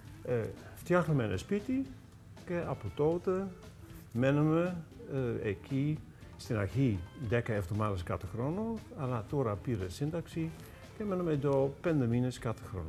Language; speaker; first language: Greek; non-native, learner; Dutch